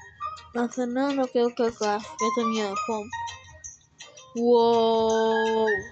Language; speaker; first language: Albanian; early bilingual, heritage; Albanian